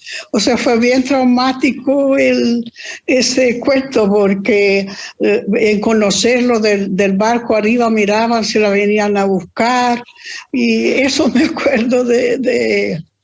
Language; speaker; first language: Spanish; early bilingual, other home language; Italian